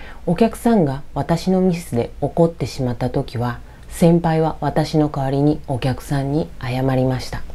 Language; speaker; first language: Japanese; non-native, fluent; Spanish